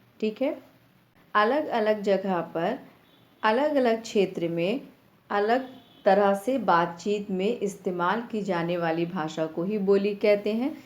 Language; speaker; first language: Hindi; native; Hindi